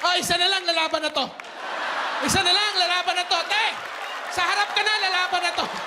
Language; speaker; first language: Filipino; native; Filipino